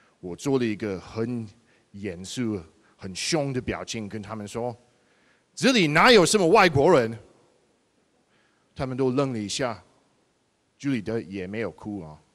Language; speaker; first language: Chinese; non-native, fluent; English